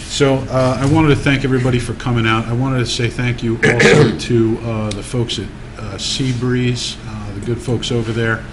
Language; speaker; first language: English; early bilingual, other home language; Italian